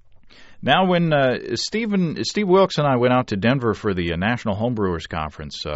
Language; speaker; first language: English; native; English